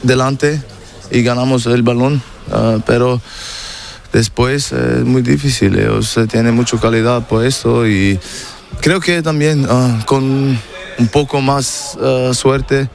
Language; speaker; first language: Spanish; non-native, learner; German